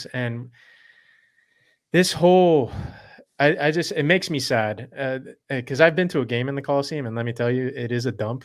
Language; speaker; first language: English; native; English